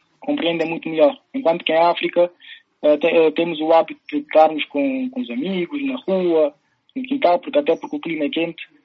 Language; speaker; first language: Portuguese; early bilingual, other home language; Upper Guinea Crioulo